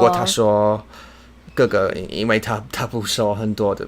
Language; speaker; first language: Chinese; non-native, learner; English